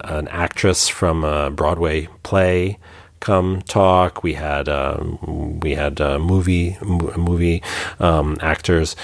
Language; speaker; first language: English; native; English